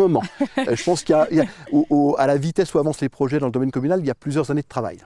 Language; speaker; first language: French; native; French